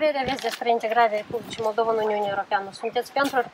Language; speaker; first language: Romanian; non-native, local second language; Russian